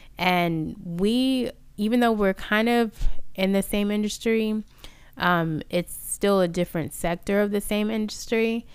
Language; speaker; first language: English; native; English